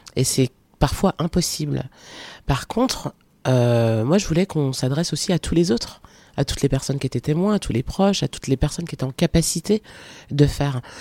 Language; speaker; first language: French; early bilingual, other home language; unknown